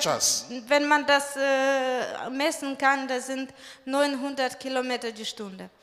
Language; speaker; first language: German; non-native, fluent; Russian